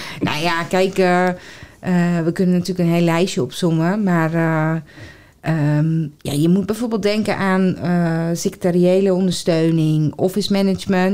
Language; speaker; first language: Dutch; native; Dutch